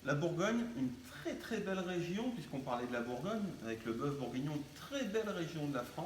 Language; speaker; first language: French; native; French